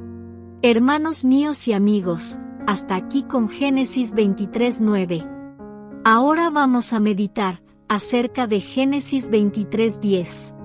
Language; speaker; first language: Spanish; native; Spanish